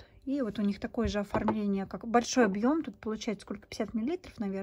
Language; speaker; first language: Russian; native; Russian